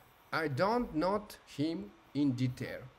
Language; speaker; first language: English; non-native, learner; Japanese